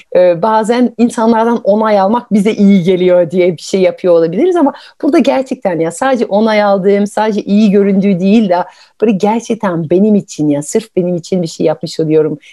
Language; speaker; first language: Turkish; non-native, fluent; French